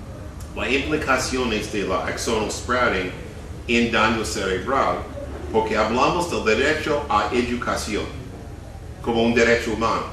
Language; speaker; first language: Spanish; non-native, fluent; English